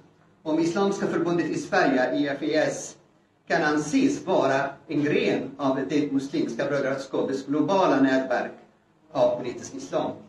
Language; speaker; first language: Swedish; non-native, fluent; Arabic